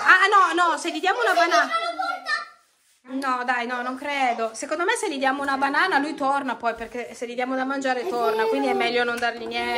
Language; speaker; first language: Italian; native; Italian